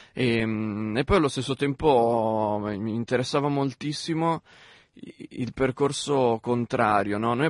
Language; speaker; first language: Italian; native; Italian